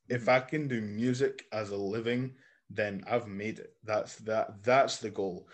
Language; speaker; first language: English; native; English